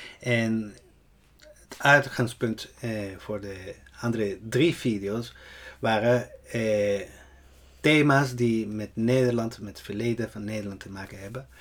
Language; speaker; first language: Dutch; non-native, fluent; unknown